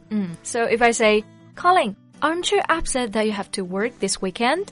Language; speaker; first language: English; non-native, fluent; Chinese